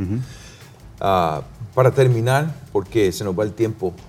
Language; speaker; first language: Spanish; non-native, fluent; English